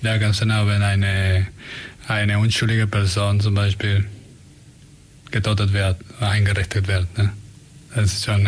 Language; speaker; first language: German; non-native, learner; Spanish